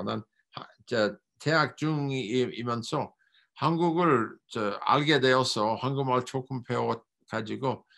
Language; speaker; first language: Korean; non-native, fluent; English